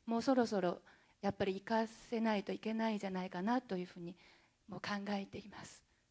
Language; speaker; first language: Japanese; non-native, fluent; Chinese